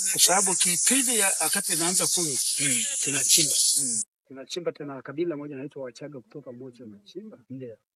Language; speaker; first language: Swahili; non-native, local second language; Masai